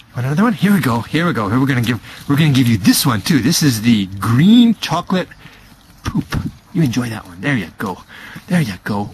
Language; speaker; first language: English; native; English